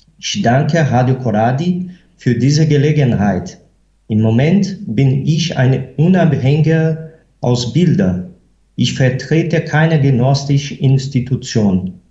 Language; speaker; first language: German; non-native, fluent; Portuguese